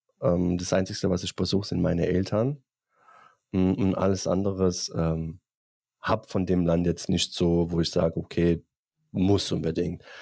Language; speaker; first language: German; non-native, fluent; Bosnian